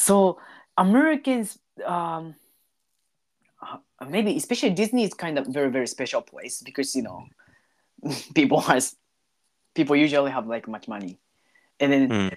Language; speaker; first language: English; non-native, learner; Japanese